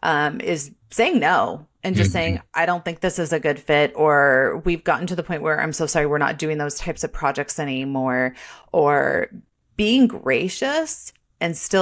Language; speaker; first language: English; native; English